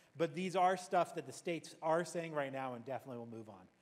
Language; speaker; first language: English; native; English